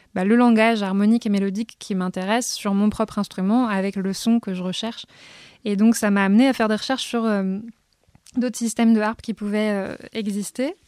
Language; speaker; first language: French; native; French